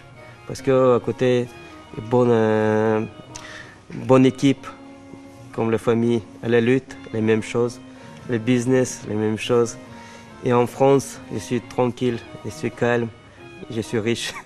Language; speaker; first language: French; non-native, learner; Chechen